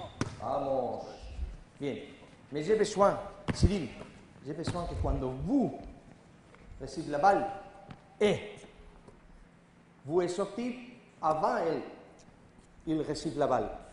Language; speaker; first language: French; non-native, learner; Spanish